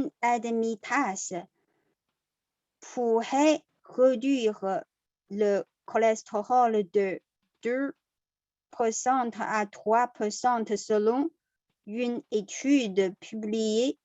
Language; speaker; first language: French; non-native, learner; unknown